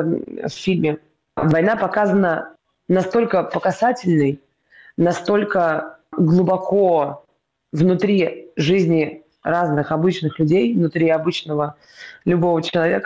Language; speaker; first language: Russian; native; Russian